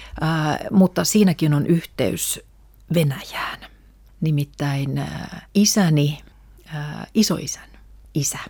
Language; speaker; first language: Finnish; non-native, local second language; Russian